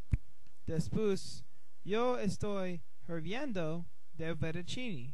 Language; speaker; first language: Spanish; non-native, learner; English